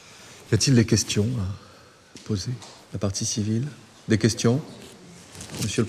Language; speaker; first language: French; native; French